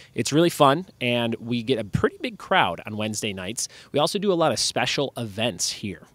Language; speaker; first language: English; native; English